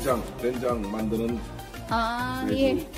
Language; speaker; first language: Korean; non-native, learner; Filipino